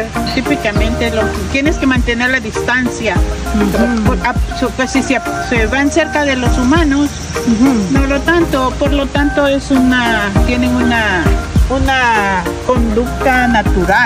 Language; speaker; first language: Spanish; non-native, learner; English